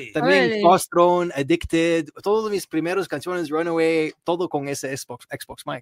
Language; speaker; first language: Spanish; non-native, learner; Arabic